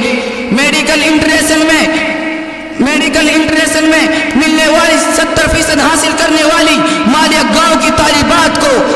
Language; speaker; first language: Urdu; native; Urdu